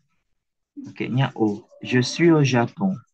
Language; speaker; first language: French; non-native, fluent; Indonesian